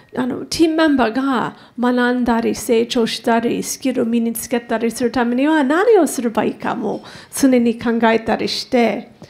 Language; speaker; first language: Japanese; non-native, fluent; English